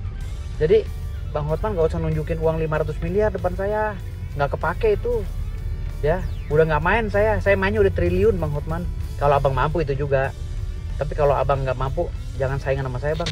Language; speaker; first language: Indonesian; native; Indonesian